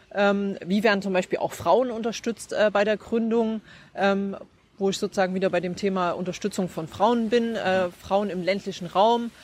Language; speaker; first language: German; native; German